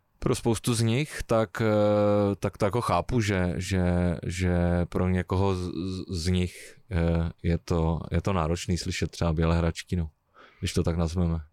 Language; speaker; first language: Czech; native; Czech